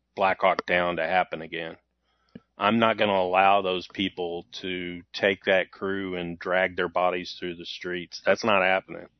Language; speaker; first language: English; native; English